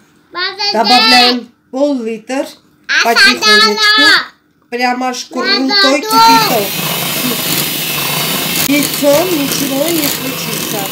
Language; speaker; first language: Russian; non-native, fluent; Armenian